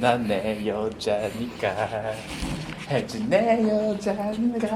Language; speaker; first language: Korean; non-native, learner; Japanese